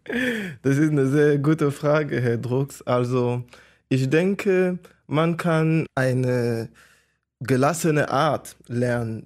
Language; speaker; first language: German; non-native, fluent; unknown